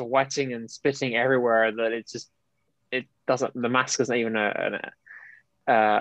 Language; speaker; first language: English; native; English